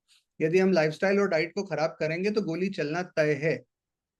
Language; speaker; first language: Hindi; native; Hindi